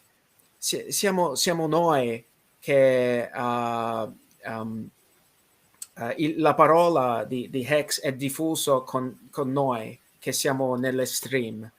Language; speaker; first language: Italian; non-native, learner; English